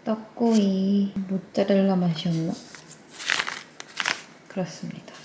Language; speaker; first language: Korean; native; Korean